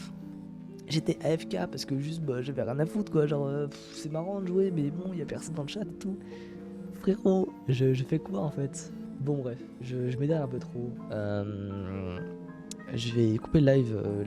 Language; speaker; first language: French; native; French